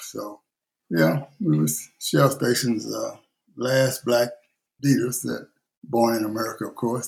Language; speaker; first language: English; native; English